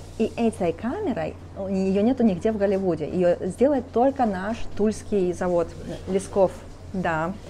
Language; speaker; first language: Russian; native; Russian